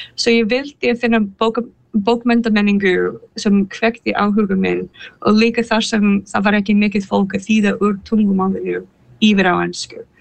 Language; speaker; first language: Icelandic; non-native, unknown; English